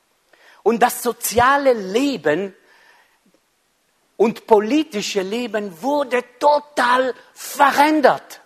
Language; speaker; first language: German; non-native, fluent; Italian